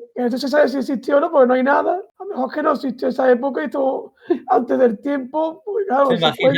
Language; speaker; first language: Spanish; native; Spanish